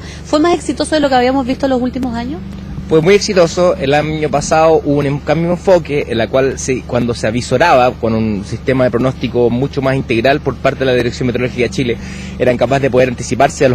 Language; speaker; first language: Spanish; native; Spanish